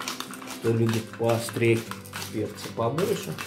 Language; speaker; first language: Russian; native; Russian